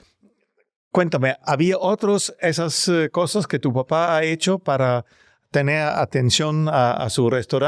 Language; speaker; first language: Spanish; non-native, learner; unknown